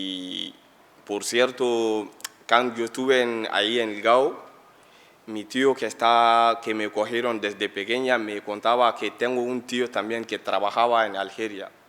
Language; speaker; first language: Spanish; non-native, learner; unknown